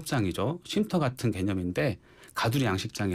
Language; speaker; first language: Korean; native; Korean